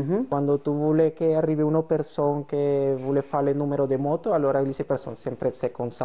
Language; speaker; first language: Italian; non-native, learner; Spanish